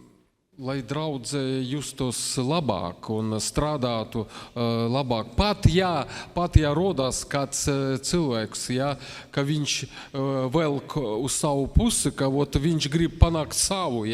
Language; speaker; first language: Latvian; non-native, local second language; Russian